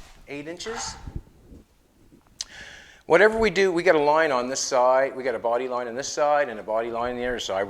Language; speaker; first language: English; native; English